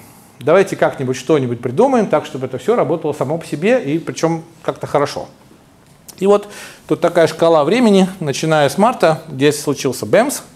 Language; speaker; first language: Russian; native; Russian